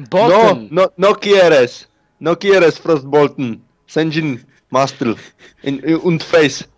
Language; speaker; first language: Spanish; non-native, learner; Czech